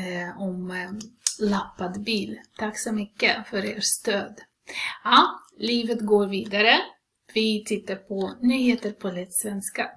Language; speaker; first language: Swedish; non-native, fluent; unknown